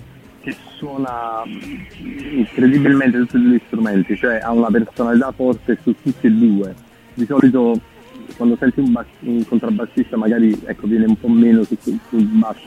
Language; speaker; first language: Italian; native; Italian